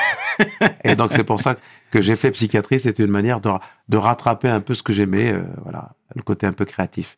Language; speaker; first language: French; non-native, local second language; Arabic